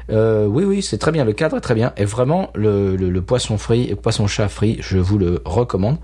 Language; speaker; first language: French; native; French